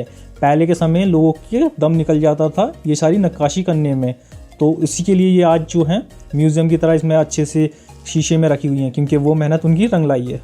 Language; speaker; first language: Hindi; native; Hindi